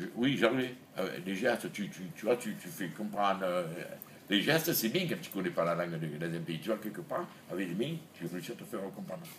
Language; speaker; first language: French; native; French